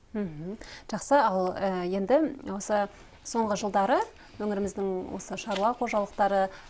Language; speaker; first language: Kazakh; native; Kazakh